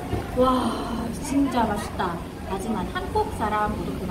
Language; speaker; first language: Korean; non-native, learner; Vietnamese